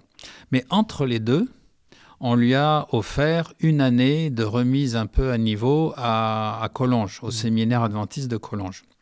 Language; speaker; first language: French; early bilingual, heritage; French